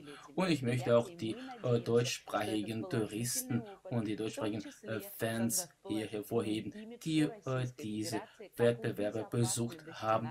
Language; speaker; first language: German; non-native, fluent; Russian